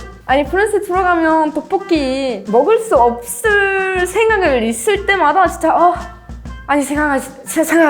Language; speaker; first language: Korean; non-native, learner; French